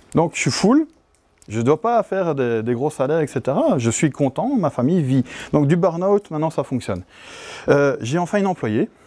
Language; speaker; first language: French; native; French